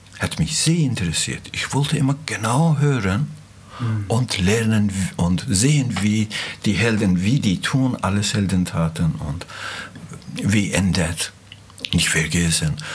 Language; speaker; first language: German; non-native, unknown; Azerbaijani